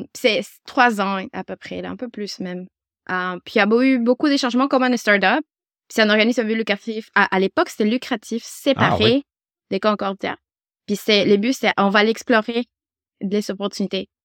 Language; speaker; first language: French; non-native, fluent; Spanish